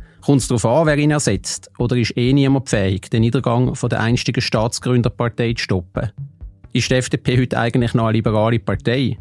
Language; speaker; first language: German; native; German